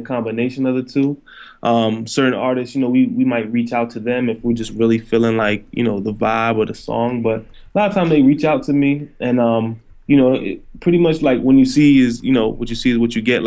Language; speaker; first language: English; native; English